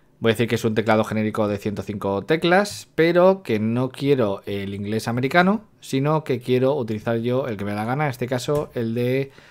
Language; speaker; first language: Spanish; native; Spanish